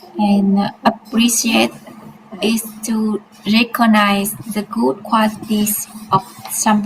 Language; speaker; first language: English; non-native, learner; Vietnamese